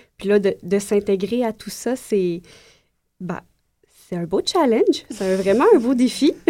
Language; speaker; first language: French; native; French